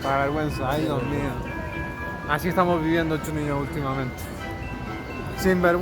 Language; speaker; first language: Spanish; native; Spanish